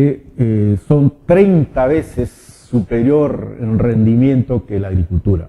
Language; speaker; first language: Spanish; native; Spanish